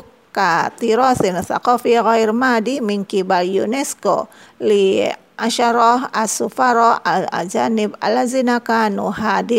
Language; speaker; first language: Arabic; non-native, fluent; Indonesian